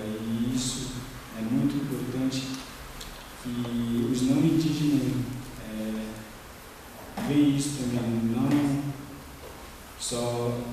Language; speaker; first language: Portuguese; non-native, local second language; Guarani